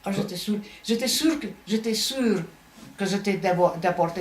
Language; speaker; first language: French; non-native, fluent; Hungarian